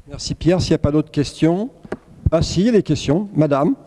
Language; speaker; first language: French; native; French